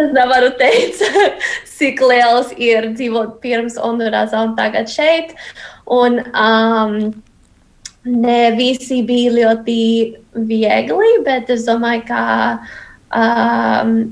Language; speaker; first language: Latvian; non-native, learner; Spanish